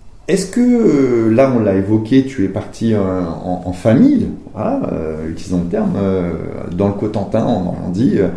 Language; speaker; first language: French; native; French